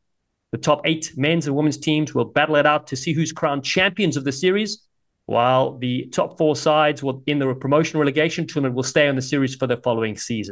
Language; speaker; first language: English; native; English